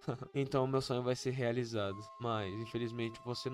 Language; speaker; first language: Portuguese; native; Portuguese